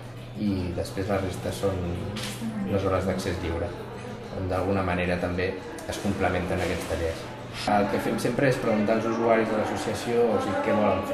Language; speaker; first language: Catalan; native; Catalan